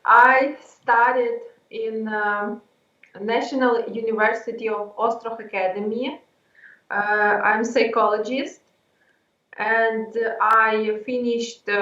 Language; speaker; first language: English; non-native, learner; Ukrainian